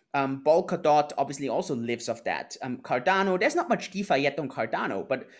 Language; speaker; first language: English; non-native, fluent; German